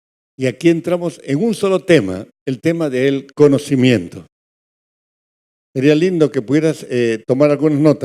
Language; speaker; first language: Spanish; native; Spanish